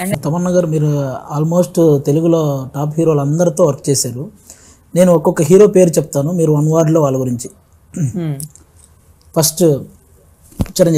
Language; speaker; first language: Telugu; native; Telugu